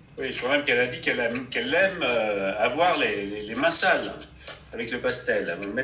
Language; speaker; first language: French; native; French